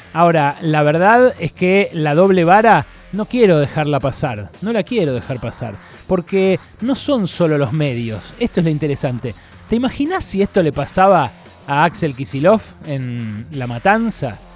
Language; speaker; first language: Spanish; native; Spanish